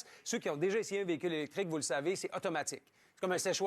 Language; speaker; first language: French; native; French